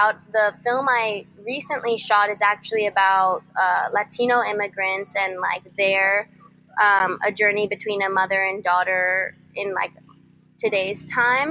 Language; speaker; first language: English; native; English